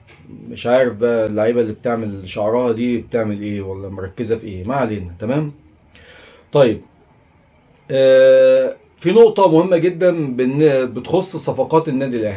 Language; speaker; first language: Arabic; native; Arabic